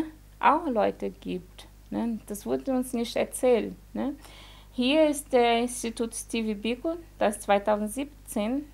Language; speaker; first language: German; non-native, fluent; Portuguese